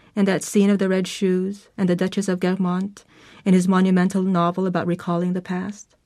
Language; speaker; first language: English; non-native, local second language; Filipino